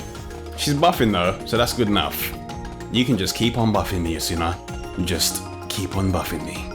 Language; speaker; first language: English; native; English